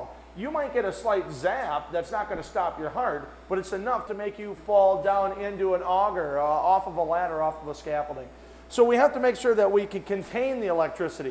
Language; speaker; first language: English; native; English